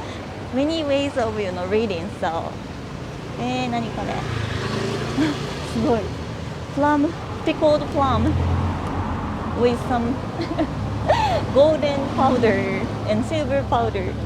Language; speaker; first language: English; non-native, fluent; Japanese